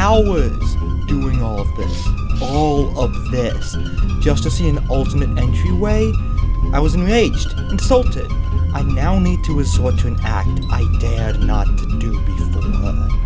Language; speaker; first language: English; native; English